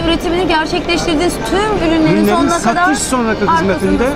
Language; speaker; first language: Turkish; native; Turkish